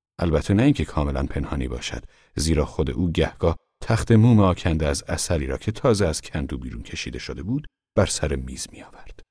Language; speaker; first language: Persian; native; Persian